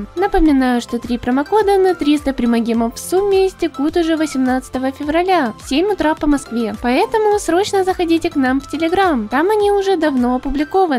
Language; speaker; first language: Russian; native; Russian